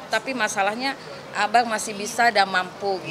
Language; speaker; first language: Indonesian; native; Indonesian